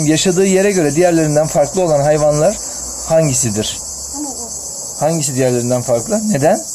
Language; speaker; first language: Turkish; native; Turkish